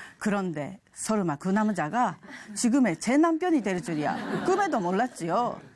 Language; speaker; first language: Korean; non-native, fluent; Japanese